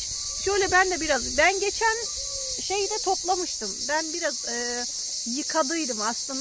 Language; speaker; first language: Turkish; native; Turkish